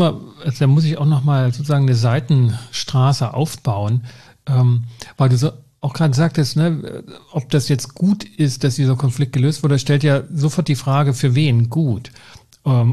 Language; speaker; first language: German; native; German